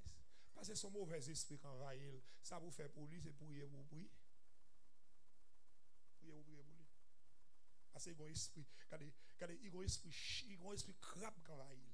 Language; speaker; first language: French; non-native, local second language; Haitian Creole